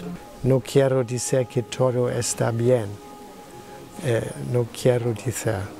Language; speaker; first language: Spanish; non-native, learner; German